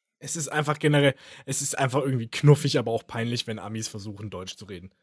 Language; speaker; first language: German; native; German